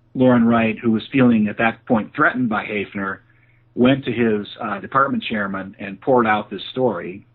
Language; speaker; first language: English; native; English